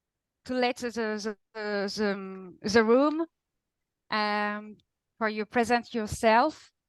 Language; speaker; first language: English; non-native, fluent; Italian